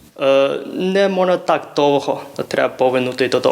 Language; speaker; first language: Ukrainian; non-native, learner; Chinese